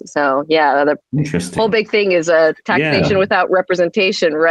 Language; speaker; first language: English; native; English